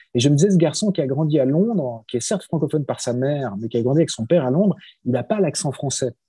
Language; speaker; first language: French; native; French